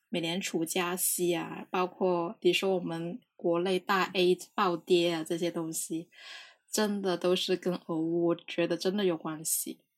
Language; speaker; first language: Chinese; non-native, local second language; Cantonese